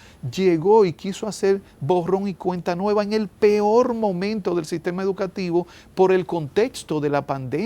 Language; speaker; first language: Spanish; native; Spanish